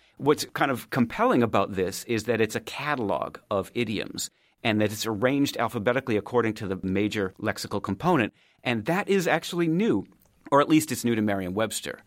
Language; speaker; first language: English; native; English